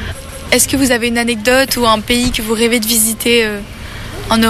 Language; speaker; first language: French; native; French